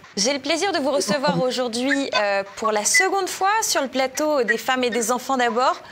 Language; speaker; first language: French; native; French